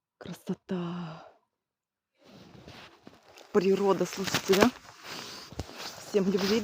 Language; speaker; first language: Russian; native; Russian